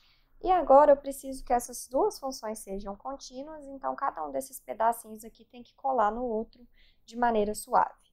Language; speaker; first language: Portuguese; native; Portuguese